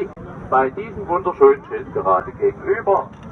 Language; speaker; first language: German; native; German